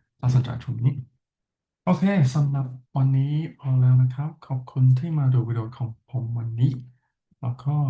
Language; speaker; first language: Thai; non-native, fluent; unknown